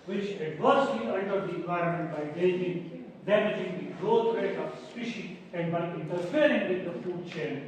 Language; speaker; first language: English; non-native, local second language; Urdu